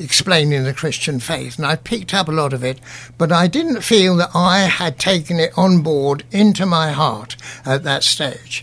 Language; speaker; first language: English; native; English